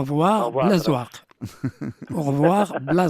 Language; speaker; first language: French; non-native, local second language; Arabic